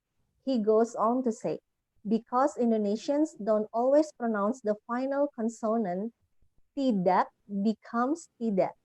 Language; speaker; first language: English; non-native, fluent; Indonesian